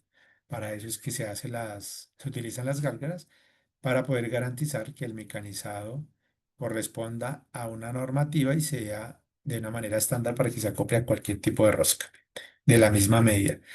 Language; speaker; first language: Spanish; native; Spanish